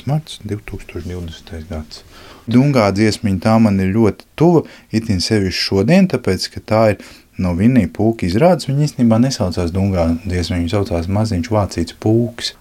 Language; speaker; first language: Latvian; native; Latvian